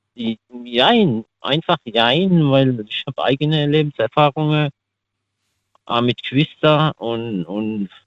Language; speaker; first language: German; native; German